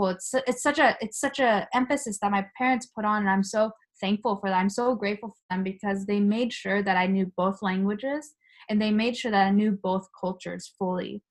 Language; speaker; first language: English; early bilingual, other home language; Japanese